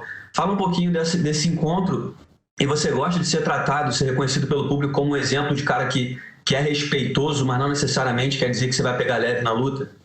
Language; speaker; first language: Portuguese; native; Portuguese